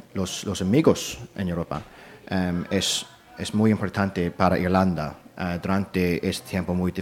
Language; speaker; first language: Spanish; non-native, learner; English